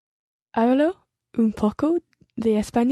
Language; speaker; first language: Spanish; non-native, learner; English